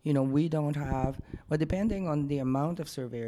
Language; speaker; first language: English; non-native, fluent; French